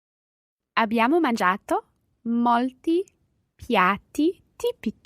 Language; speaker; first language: Italian; non-native, learner; English